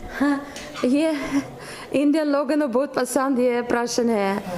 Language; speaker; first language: Hindi; non-native, learner; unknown